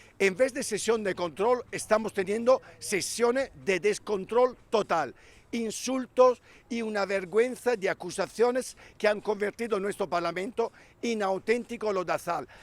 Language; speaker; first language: Spanish; non-native, fluent; Italian